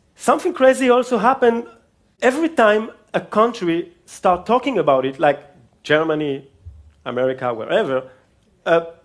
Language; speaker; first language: English; non-native, fluent; Hebrew